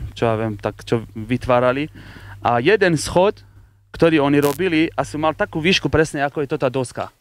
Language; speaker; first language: Slovak; non-native, learner; Persian